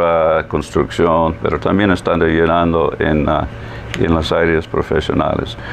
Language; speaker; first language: Spanish; non-native, fluent; English